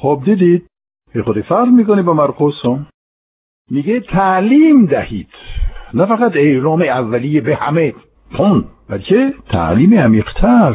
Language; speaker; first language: Persian; non-native, fluent; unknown